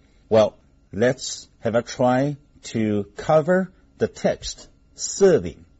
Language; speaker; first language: English; non-native, fluent; Chinese